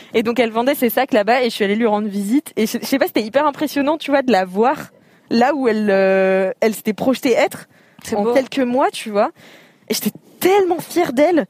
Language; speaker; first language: French; native; French